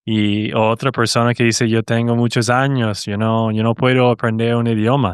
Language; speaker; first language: Spanish; non-native, fluent; English